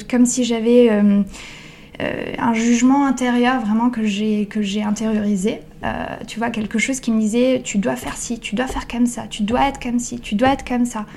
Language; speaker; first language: French; non-native, fluent; Italian